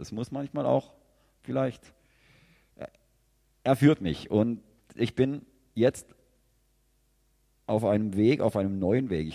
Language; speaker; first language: German; native; German